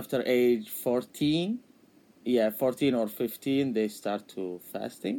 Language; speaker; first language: English; non-native, learner; Arabic